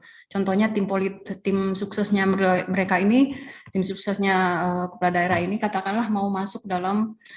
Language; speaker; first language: Indonesian; native; Indonesian